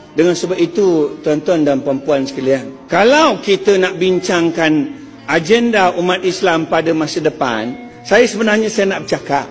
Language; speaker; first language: Malay; non-native, local second language; Chinese